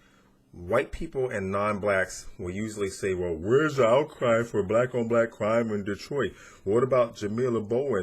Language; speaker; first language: English; native; English